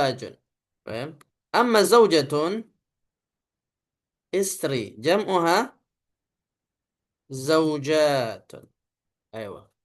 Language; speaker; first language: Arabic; non-native, fluent; Indonesian